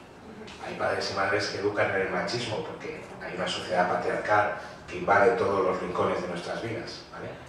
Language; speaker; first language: Spanish; native; Spanish